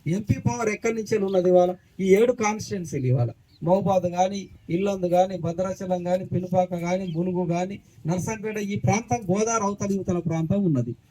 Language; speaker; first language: Telugu; non-native, local second language; Koya